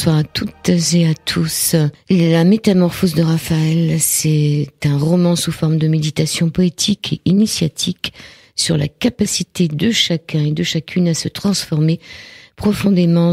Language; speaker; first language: French; native; French